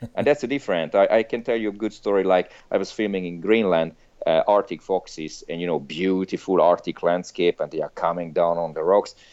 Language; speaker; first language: English; non-native, fluent; Hungarian